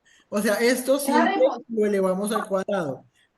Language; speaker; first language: Spanish; native; Spanish